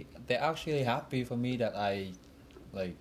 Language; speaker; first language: English; non-native, fluent; Vietnamese